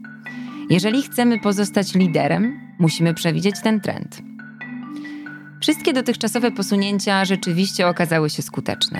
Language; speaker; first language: Polish; native; Polish